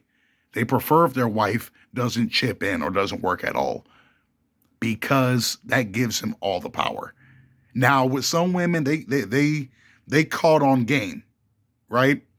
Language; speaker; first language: English; native; English